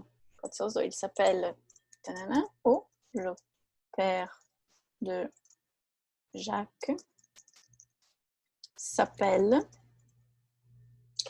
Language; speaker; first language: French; non-native, fluent; Portuguese